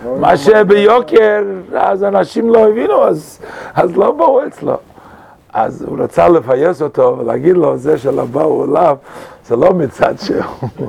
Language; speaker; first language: Hebrew; non-native, fluent; English